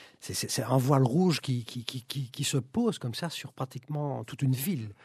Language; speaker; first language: French; early bilingual, other home language; Italian